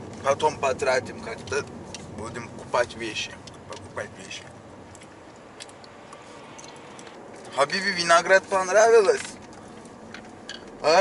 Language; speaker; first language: Russian; non-native, learner; Turkish